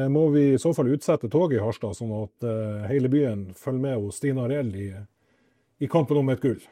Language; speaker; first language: Norwegian; native; Norwegian